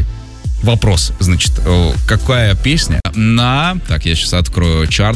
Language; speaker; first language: Russian; native; Russian